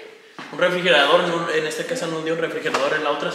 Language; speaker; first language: Spanish; native; Spanish